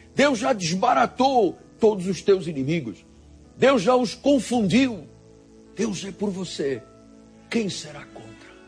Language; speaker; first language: Portuguese; native; Portuguese